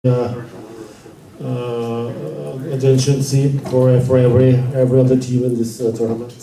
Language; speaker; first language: English; non-native, learner; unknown